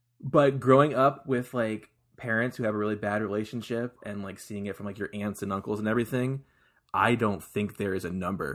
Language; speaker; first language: English; native; English